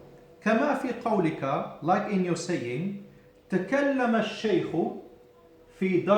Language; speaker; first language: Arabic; non-native, fluent; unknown